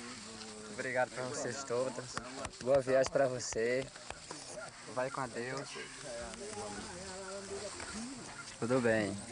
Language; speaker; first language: Portuguese; non-native, local second language; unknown